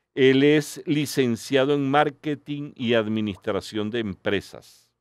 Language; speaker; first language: Spanish; native; Spanish